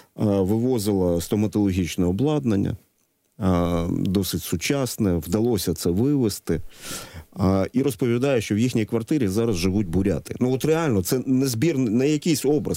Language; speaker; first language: Ukrainian; native; Ukrainian